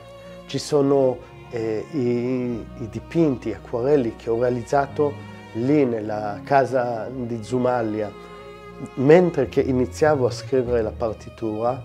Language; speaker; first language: Italian; non-native, fluent; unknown